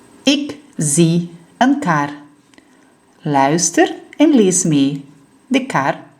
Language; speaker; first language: Dutch; non-native, fluent; Portuguese